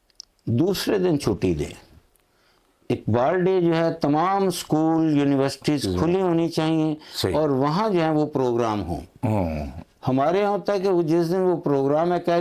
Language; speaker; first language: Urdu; non-native, local second language; Punjabi